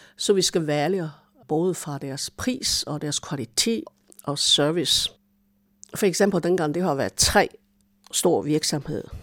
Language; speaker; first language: Danish; non-native, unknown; Chinese